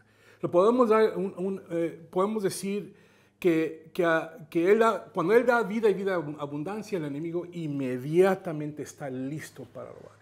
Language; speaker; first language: Spanish; native; Spanish